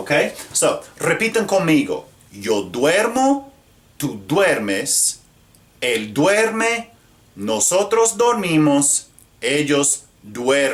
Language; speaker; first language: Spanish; non-native, fluent; English